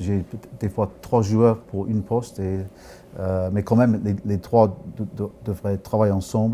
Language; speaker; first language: French; non-native, fluent; English